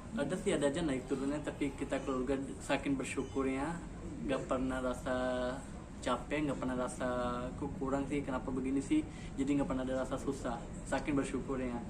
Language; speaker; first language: Indonesian; non-native, fluent; Urdu